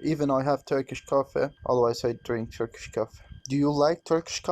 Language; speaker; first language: English; non-native, learner; Arabic